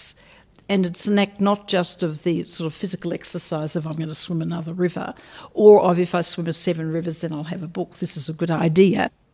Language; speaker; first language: English; native; English